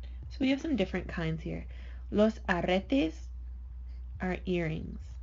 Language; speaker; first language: English; native; English